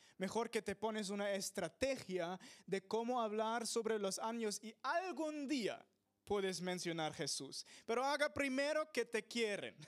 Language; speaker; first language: Spanish; non-native, fluent; English